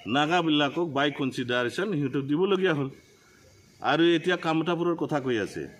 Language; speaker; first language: Assamese; non-native, local second language; Bodo